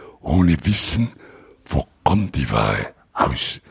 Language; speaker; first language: German; non-native, learner; Italian